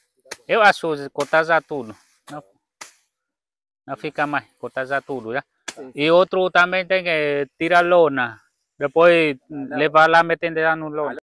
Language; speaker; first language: Portuguese; non-native, learner; Vietnamese